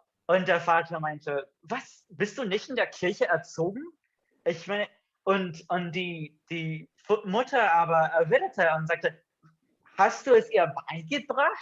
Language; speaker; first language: German; non-native, fluent; English